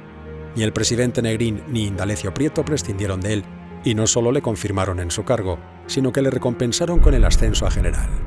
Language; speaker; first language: Spanish; native; Spanish